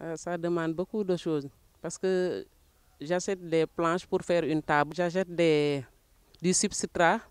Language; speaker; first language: French; non-native, local second language; Wolof